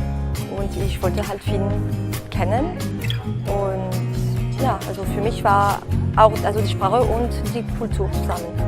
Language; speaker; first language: German; non-native, fluent; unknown